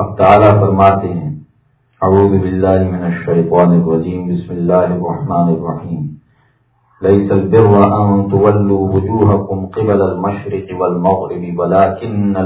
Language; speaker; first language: Urdu; native; Urdu